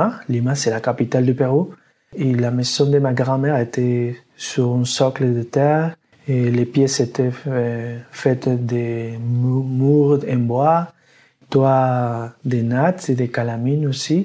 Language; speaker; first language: French; non-native, learner; Spanish